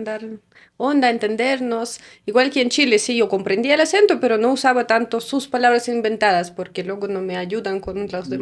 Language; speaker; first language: Spanish; non-native, fluent; Russian